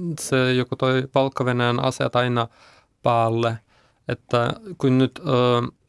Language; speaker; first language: Finnish; non-native, learner; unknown